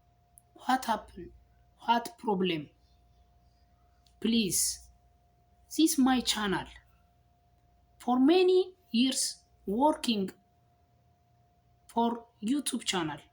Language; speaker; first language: English; non-native, learner; Amharic